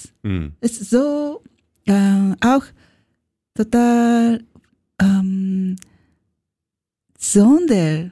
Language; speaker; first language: German; non-native, learner; Japanese